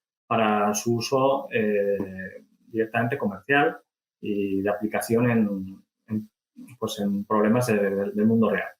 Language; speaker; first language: Spanish; native; Spanish